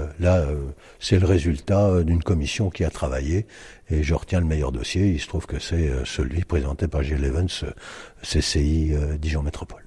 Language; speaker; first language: French; native; French